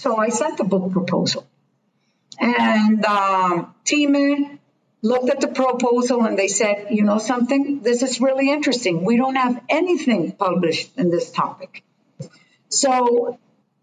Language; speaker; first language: English; non-native, fluent; Spanish